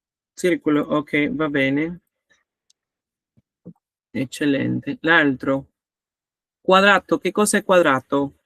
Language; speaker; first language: Italian; non-native, learner; Spanish